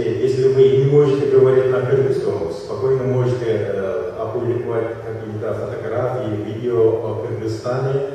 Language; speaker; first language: Russian; non-native, local second language; Kyrgyz